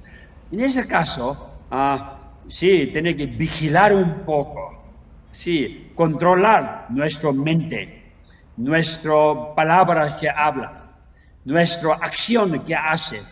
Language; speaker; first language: Spanish; non-native, learner; Tibetan